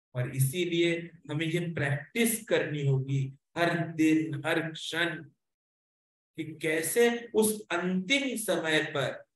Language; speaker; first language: Hindi; non-native, local second language; Marathi